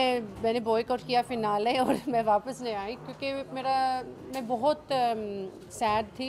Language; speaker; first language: Hindi; early bilingual, heritage; English